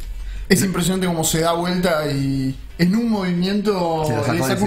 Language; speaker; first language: Spanish; native; Spanish